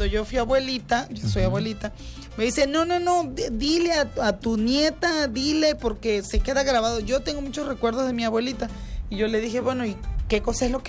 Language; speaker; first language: Spanish; native; Spanish